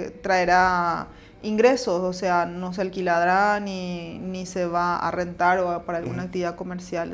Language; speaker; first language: Spanish; native; Spanish